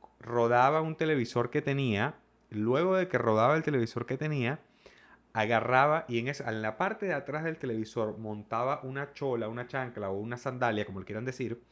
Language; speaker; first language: Spanish; native; Spanish